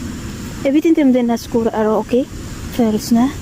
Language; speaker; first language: Swedish; non-native, learner; Cebuano